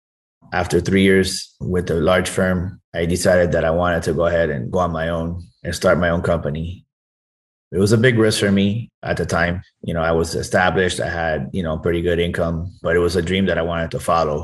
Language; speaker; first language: English; native; English